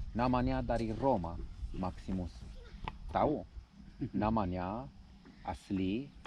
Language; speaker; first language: Indonesian; non-native, learner; Romanian